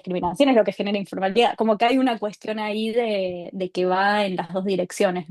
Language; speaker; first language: Spanish; native; Spanish